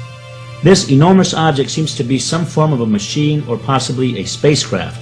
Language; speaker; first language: English; native; English